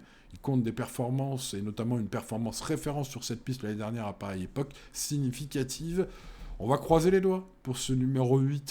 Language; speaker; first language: French; native; French